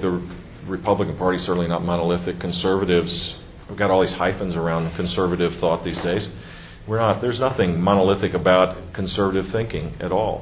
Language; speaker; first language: English; native; English